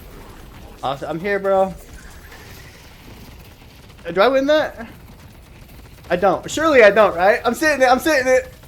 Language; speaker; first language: English; native; English